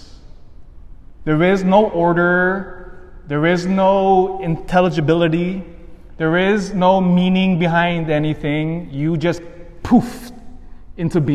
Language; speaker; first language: English; native; English